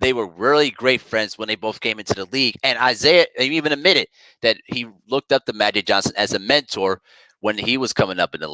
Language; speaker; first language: English; native; English